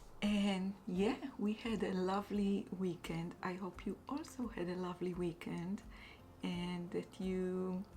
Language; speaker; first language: English; non-native, fluent; Hebrew